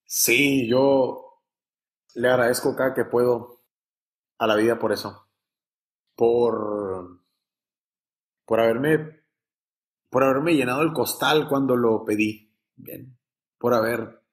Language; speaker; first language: Spanish; native; Spanish